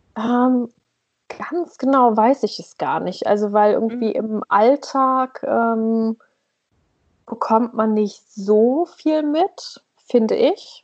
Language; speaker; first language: German; native; German